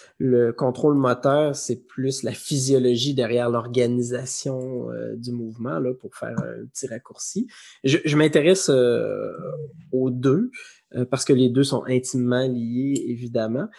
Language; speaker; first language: French; native; French